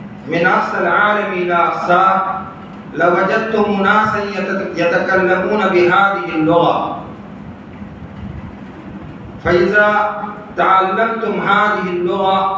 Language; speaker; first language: Arabic; non-native, fluent; Urdu